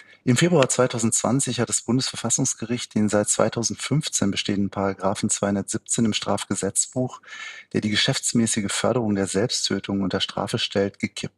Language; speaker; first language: German; native; German